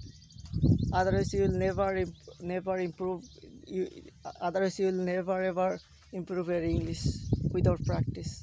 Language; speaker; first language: English; non-native, learner; Bangla